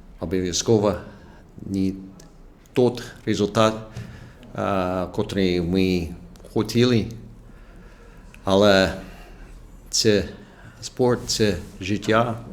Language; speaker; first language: Ukrainian; non-native, local second language; Russian